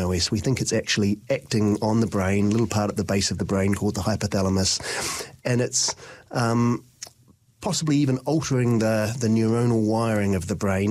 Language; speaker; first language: English; native; English